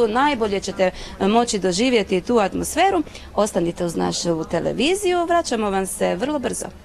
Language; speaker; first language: Croatian; native; Croatian